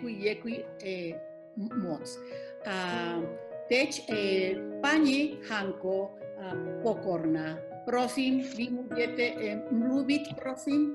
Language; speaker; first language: Czech; non-native, learner; Spanish